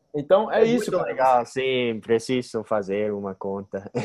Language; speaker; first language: Portuguese; non-native, fluent; English